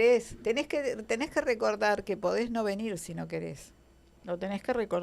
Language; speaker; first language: Spanish; native; Spanish